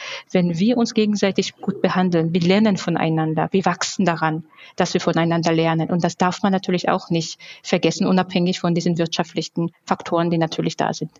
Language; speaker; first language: German; non-native, fluent; Georgian